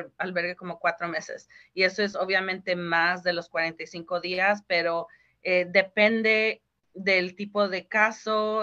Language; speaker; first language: Spanish; early bilingual, heritage; Spanish